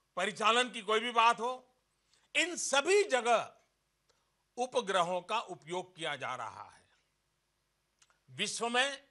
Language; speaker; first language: Hindi; non-native, local second language; Marathi